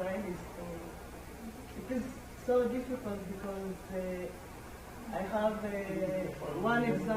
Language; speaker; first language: English; non-native, learner; Amharic